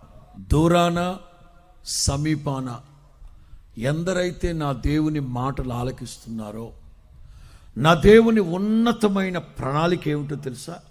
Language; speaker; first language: Telugu; native; Telugu